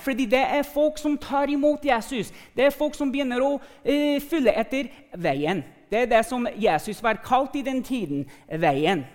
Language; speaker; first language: Norwegian; non-native, fluent; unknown